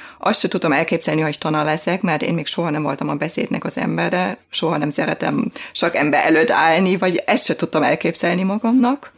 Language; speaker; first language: Hungarian; non-native, fluent; German